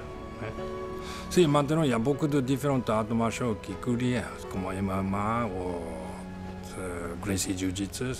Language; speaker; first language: French; non-native, learner; Japanese